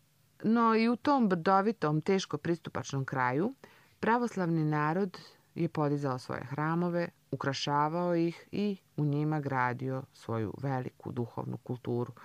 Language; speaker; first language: Croatian; native; Croatian